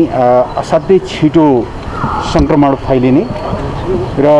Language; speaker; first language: Nepali; native; Nepali